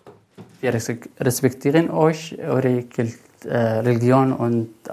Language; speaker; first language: German; non-native, learner; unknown